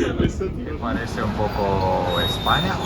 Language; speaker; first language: Spanish; non-native, fluent; Romanian